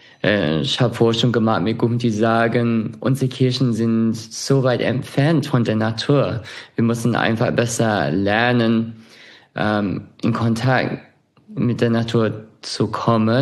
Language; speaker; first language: German; non-native, fluent; English